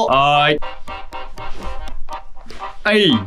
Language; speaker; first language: Japanese; native; Japanese